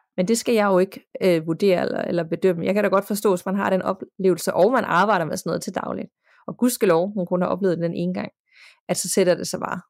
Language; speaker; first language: Danish; native; Danish